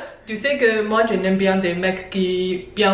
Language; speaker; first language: French; non-native, learner; Chinese